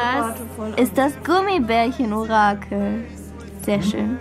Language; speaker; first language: German; native; German